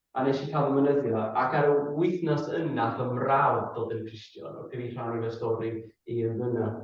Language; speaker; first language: Welsh; non-native, fluent; English